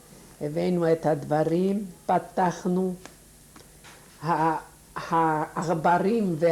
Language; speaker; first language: Hebrew; non-native, fluent; Yiddish